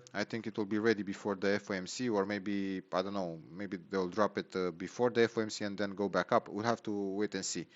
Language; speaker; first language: English; non-native, fluent; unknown